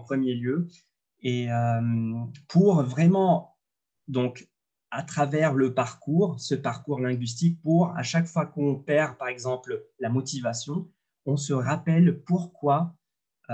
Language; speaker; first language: French; non-native, local second language; Arabic